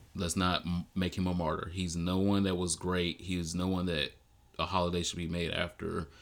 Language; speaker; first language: English; native; English